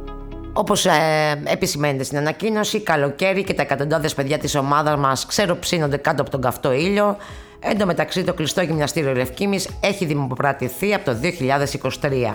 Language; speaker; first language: Greek; native; Greek